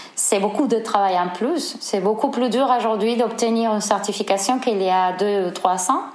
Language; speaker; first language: French; non-native, fluent; Spanish